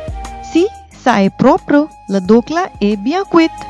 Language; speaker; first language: French; non-native, fluent; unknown